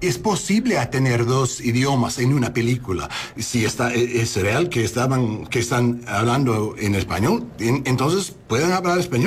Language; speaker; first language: Spanish; non-native, learner; English